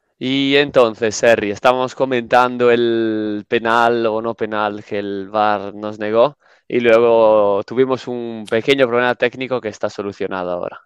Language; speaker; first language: Spanish; non-native, fluent; Italian